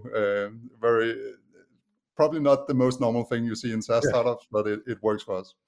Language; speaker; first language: English; non-native, fluent; Danish